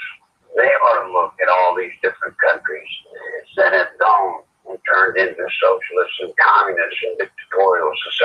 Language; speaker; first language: English; native; English